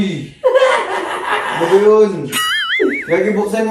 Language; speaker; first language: Filipino; native; Filipino